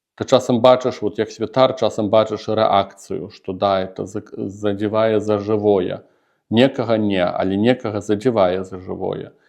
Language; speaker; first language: Belarusian; native; Belarusian